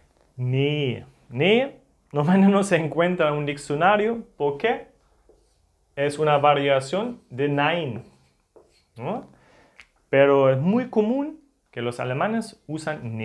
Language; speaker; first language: Spanish; non-native, fluent; German